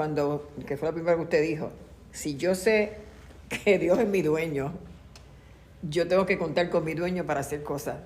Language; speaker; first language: Spanish; native; Spanish